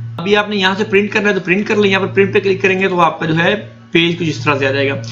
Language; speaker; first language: Hindi; non-native, local second language; Punjabi